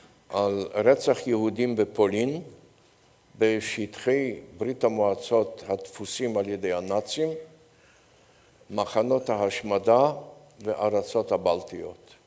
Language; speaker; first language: Hebrew; non-native, fluent; Polish